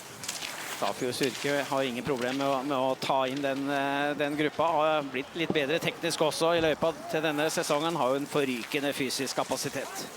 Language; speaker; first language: Norwegian; native; Norwegian